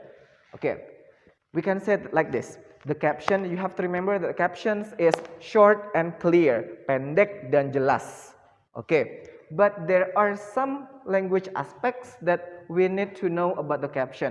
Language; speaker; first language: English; non-native, fluent; Indonesian